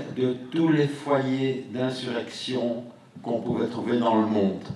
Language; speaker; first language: French; native; French